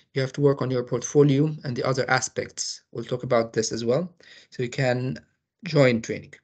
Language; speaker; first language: English; non-native, fluent; Arabic